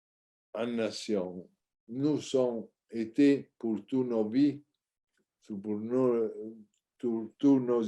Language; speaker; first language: French; non-native, learner; Italian